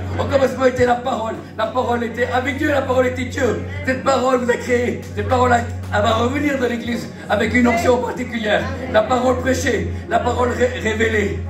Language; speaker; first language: French; early bilingual, other home language; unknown